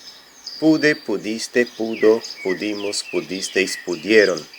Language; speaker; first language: Spanish; non-native, fluent; Portuguese